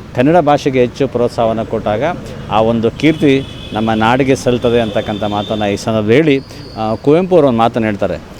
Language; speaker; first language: Kannada; native; Kannada